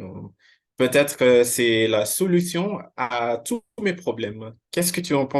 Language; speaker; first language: French; non-native, fluent; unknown